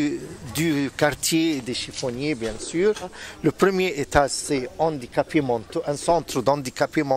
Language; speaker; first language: French; non-native, fluent; Arabic